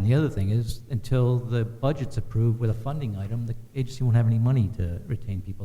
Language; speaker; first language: English; native; English